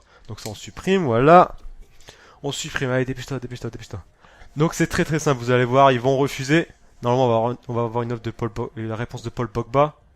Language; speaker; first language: French; native; French